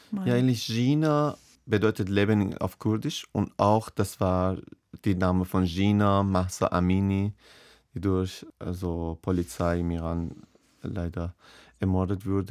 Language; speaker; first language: German; non-native, learner; Persian